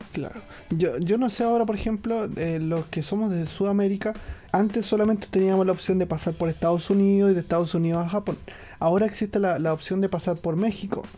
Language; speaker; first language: Spanish; native; Spanish